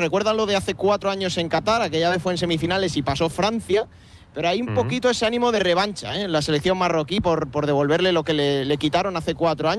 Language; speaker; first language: Spanish; native; Spanish